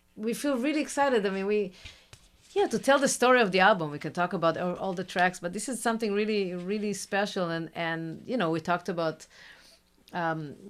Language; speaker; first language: English; non-native, fluent; Hebrew